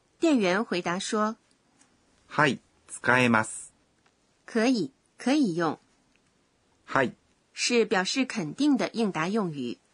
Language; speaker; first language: Chinese; native; Chinese